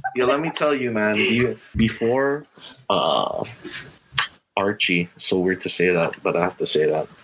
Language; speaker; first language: English; early bilingual, other home language; Filipino